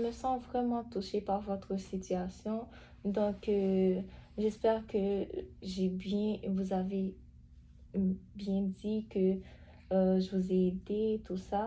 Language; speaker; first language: French; native; French